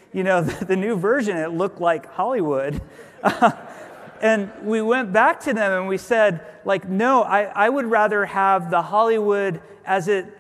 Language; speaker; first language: English; native; English